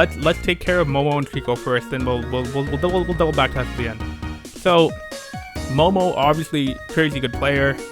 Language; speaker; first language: English; native; English